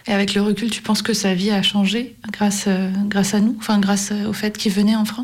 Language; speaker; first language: French; native; French